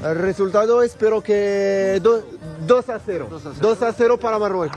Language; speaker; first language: Spanish; non-native, learner; Arabic